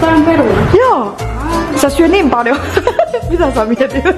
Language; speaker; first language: Finnish; non-native, learner; Chinese